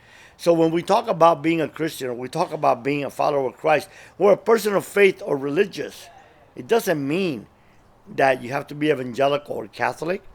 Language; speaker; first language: English; early bilingual, other home language; Spanish